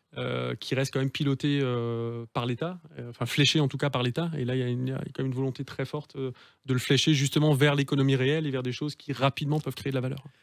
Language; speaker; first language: French; native; French